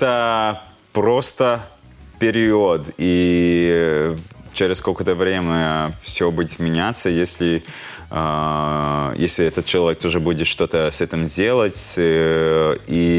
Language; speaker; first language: Russian; non-native, local second language; Latvian